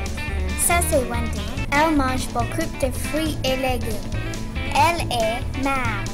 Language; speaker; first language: French; non-native, learner; English